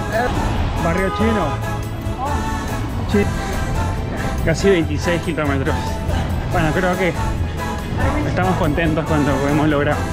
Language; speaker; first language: Spanish; native; Spanish